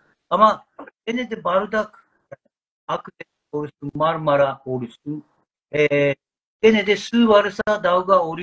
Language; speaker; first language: Turkish; non-native, learner; Japanese